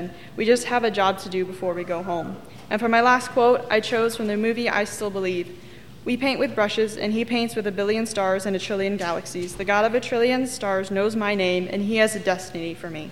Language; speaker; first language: English; native; English